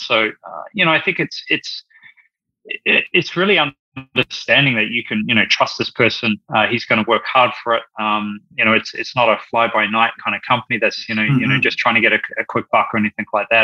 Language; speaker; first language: English; native; English